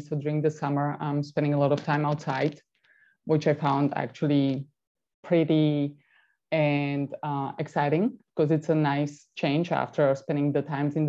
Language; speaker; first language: English; non-native, fluent; Slovak